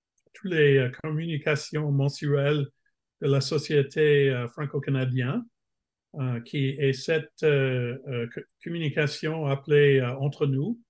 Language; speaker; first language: French; non-native, fluent; English